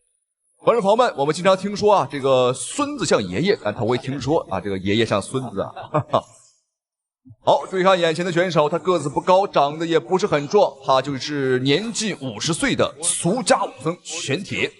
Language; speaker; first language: Chinese; native; Chinese